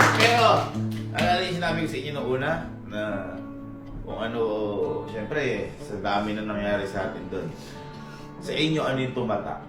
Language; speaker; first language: Filipino; native; Filipino